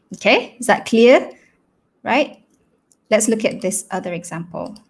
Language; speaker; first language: English; non-native, local second language; Malay